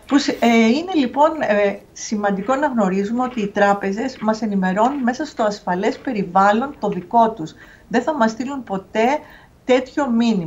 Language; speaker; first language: Greek; native; Greek